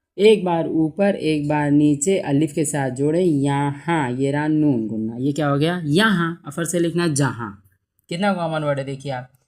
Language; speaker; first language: Hindi; native; Hindi